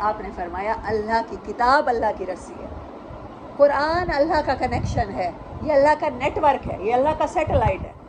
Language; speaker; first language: Urdu; non-native, local second language; Saraiki